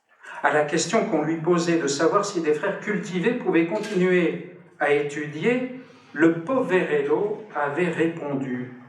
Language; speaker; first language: French; native; French